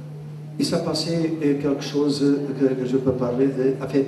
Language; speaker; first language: French; non-native, learner; Portuguese